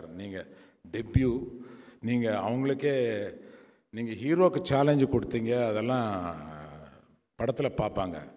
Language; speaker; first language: Tamil; non-native, local second language; Telugu